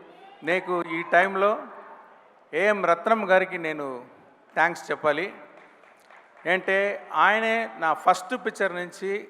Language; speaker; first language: Telugu; non-native, local second language; Tamil